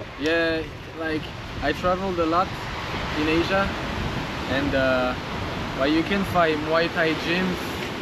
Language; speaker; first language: English; non-native, fluent; French